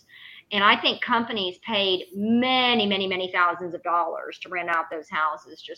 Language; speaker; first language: English; native; English